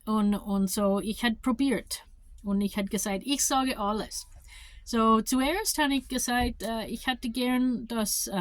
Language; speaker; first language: German; non-native, learner; English